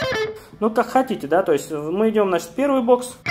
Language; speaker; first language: Russian; native; Russian